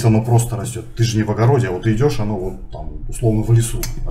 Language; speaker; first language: Russian; native; Russian